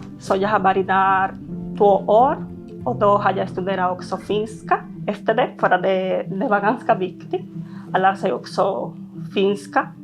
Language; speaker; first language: Swedish; non-native, fluent; Spanish